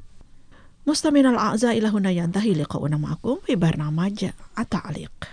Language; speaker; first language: Arabic; non-native, fluent; Indonesian